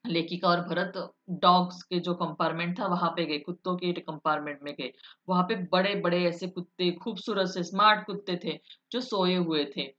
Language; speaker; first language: Hindi; non-native, local second language; Marathi